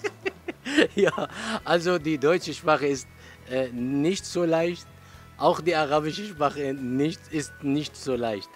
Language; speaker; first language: German; non-native, learner; Arabic